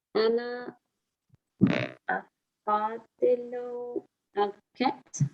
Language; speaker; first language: Arabic; non-native, learner; English